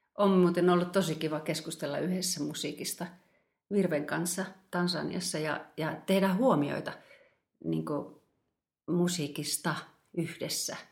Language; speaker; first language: Finnish; native; Finnish